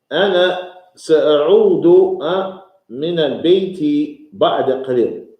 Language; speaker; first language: Arabic; non-native, fluent; English